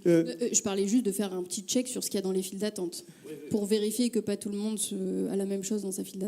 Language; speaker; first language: French; native; French